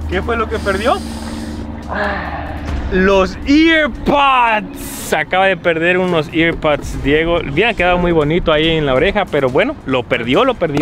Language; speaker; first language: Spanish; native; Spanish